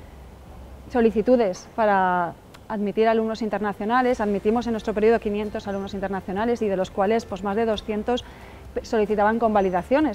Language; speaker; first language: Spanish; native; Spanish